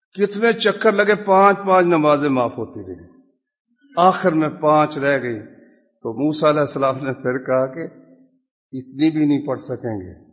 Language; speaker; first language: Urdu; non-native, local second language; Punjabi